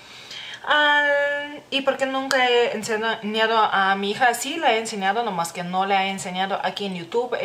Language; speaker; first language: Spanish; non-native, fluent; Lithuanian